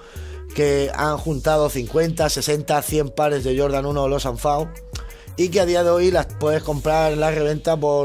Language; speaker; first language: Spanish; native; Spanish